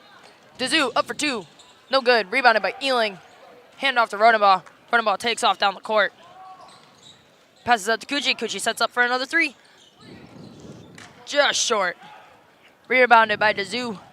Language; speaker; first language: English; native; English